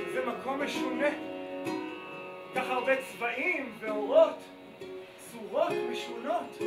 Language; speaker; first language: Hebrew; native; Hebrew